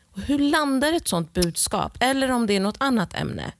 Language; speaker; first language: Swedish; early bilingual, other home language; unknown